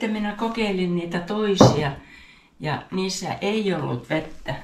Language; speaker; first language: Finnish; native; Finnish